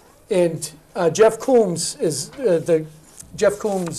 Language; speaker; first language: English; native; English